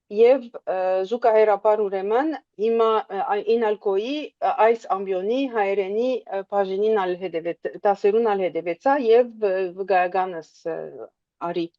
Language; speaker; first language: Armenian; early bilingual, heritage; Armenian